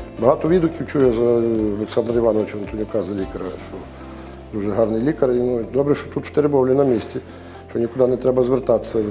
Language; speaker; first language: Ukrainian; native; Ukrainian